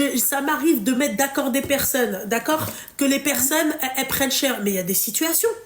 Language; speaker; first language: French; native; French